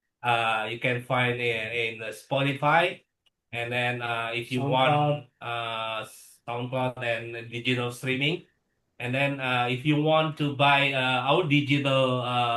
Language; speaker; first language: English; non-native, learner; Indonesian